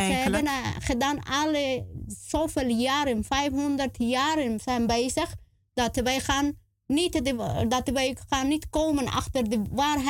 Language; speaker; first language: Dutch; non-native, learner; Spanish